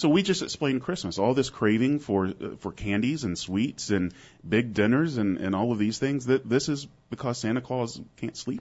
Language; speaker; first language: English; native; English